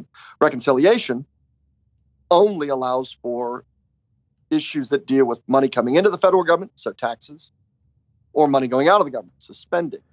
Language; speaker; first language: English; native; English